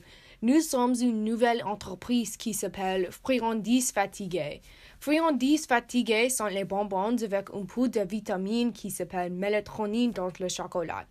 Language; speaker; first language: French; non-native, learner; English